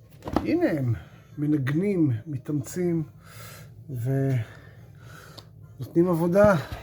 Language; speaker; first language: Hebrew; native; Hebrew